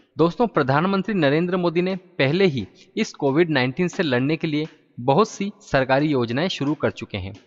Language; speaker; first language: Hindi; native; Hindi